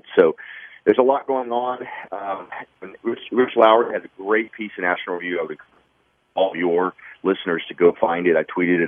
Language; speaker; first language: English; native; English